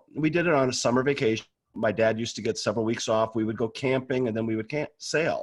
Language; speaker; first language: English; native; English